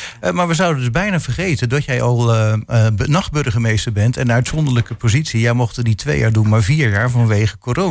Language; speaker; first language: Dutch; native; Dutch